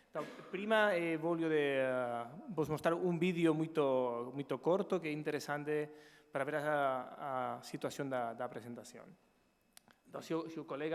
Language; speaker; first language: Italian; non-native, learner; Spanish